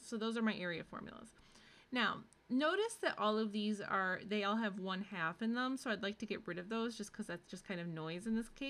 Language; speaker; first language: English; native; English